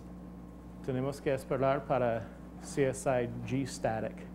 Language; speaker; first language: Spanish; non-native, fluent; English